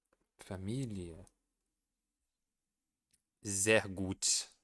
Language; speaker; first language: German; non-native, learner; Portuguese